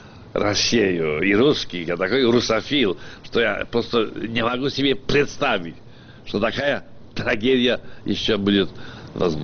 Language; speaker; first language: Russian; non-native, fluent; Polish